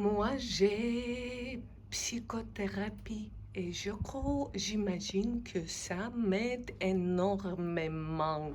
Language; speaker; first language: French; non-native, fluent; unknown